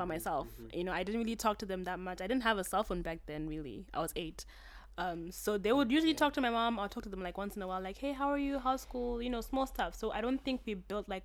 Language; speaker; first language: English; native; English